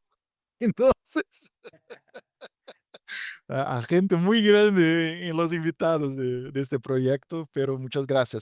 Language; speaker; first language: Spanish; non-native, fluent; Portuguese